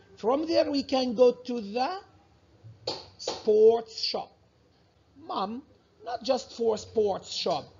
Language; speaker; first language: English; non-native, fluent; Arabic